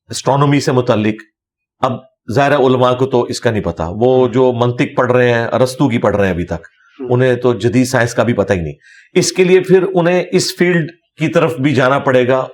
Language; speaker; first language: Urdu; non-native, local second language; Punjabi